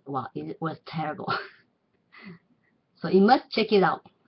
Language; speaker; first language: English; non-native, learner; Chinese